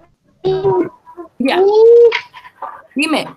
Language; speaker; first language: Spanish; native; Spanish